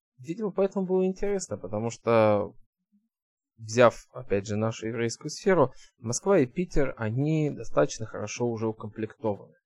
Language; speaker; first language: Russian; early bilingual, heritage; Russian